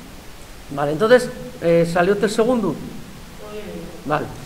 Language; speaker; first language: Spanish; native; Spanish